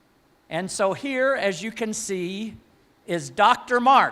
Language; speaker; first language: English; native; English